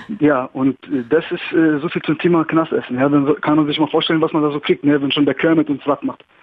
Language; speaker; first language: German; early bilingual, other home language; Greek